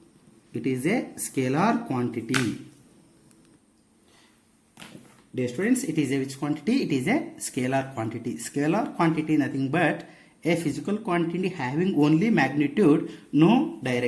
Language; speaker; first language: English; non-native, local second language; Kannada